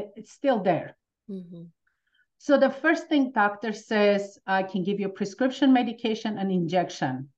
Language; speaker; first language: English; early bilingual, other home language; Armenian